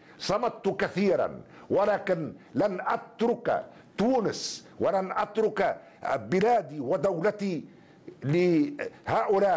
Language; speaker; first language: Arabic; native; Arabic